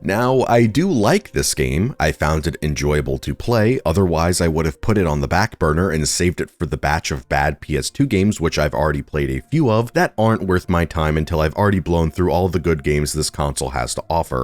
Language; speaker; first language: English; native; English